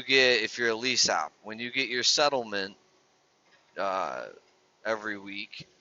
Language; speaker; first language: English; native; English